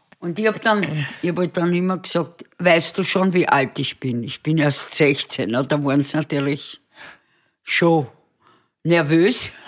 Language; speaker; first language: German; native; German